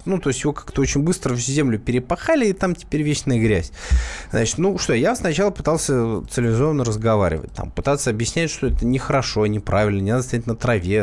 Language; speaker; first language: Russian; native; Russian